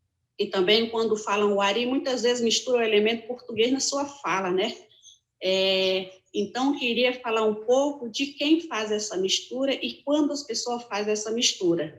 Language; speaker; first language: Portuguese; non-native, local second language; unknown